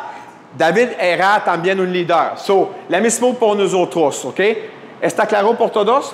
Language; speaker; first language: Spanish; non-native, fluent; French